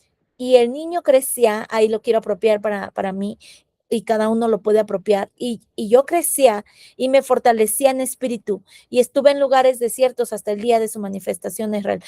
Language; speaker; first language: Spanish; native; Spanish